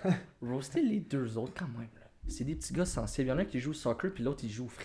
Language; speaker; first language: French; native; French